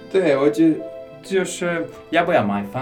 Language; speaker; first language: Chinese; non-native, learner; English